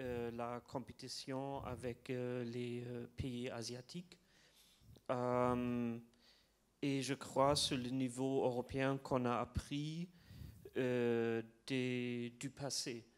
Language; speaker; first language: French; non-native, fluent; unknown